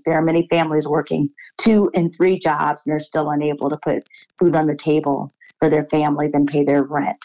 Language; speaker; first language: English; native; English